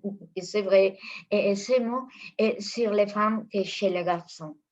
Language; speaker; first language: French; non-native, fluent; Spanish